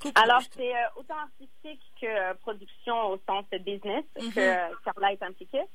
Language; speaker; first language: French; native; French